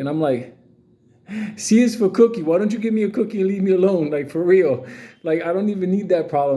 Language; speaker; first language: English; native; English